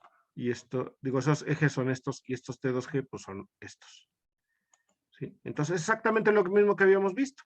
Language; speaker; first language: Spanish; native; Spanish